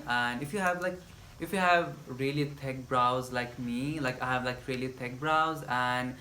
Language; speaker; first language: English; non-native, local second language; Nepali